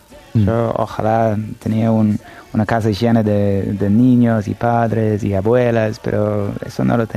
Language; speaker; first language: Spanish; non-native, fluent; English